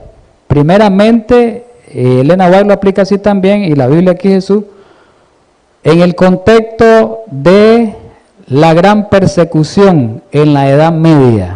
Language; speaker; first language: Spanish; native; Spanish